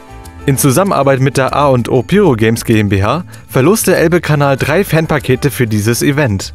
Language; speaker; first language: German; native; German